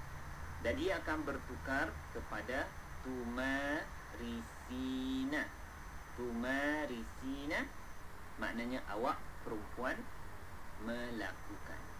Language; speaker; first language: Malay; native; Malay